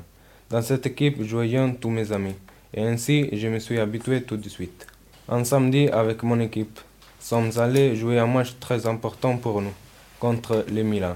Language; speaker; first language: French; non-native, learner; Italian